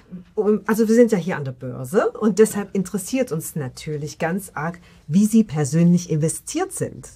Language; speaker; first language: German; native; German